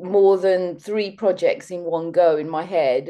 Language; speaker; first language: English; early bilingual, other home language; Seselwa Creole French